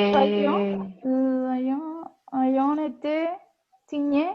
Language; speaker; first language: French; non-native, learner; Spanish